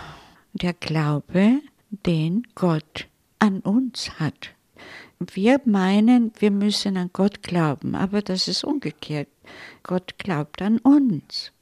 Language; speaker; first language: German; non-native, fluent; Italian